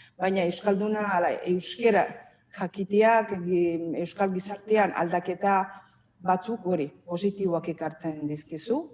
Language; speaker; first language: Basque; non-native, fluent; Azerbaijani